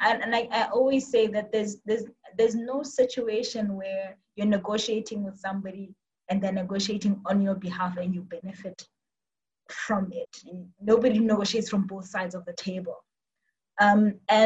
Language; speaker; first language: English; non-native, local second language; Tswana